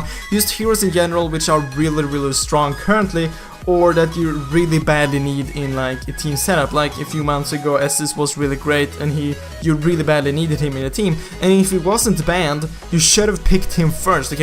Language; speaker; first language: English; non-native, fluent; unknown